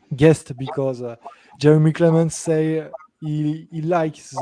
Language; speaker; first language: English; non-native, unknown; French